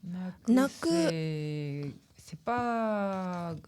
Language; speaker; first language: French; non-native, learner; Japanese